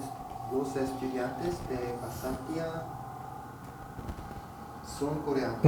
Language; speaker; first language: Spanish; non-native, learner; Korean